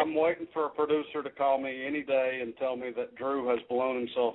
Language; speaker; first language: English; native; English